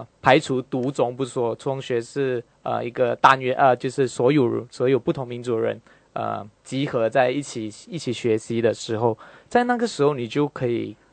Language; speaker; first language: Chinese; native; Chinese